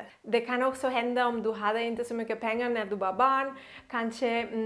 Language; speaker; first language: Swedish; non-native, learner; Catalan